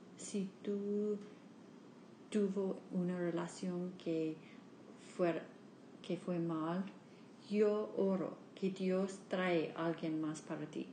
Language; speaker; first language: Spanish; non-native, learner; English